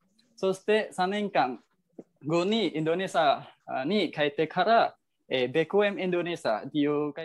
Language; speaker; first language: Japanese; non-native, fluent; Indonesian